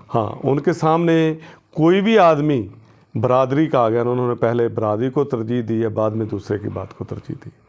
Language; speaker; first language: Urdu; non-native, local second language; Punjabi